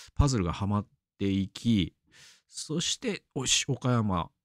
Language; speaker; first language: Japanese; native; Japanese